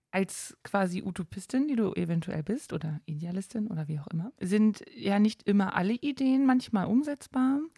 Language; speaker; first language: German; native; German